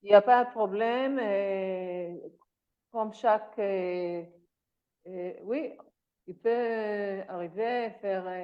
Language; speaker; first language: French; non-native, learner; Hebrew